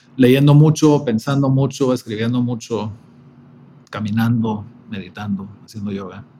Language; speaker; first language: Spanish; native; Spanish